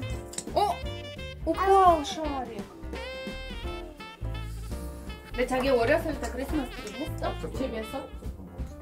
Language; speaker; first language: Korean; non-native, fluent; Russian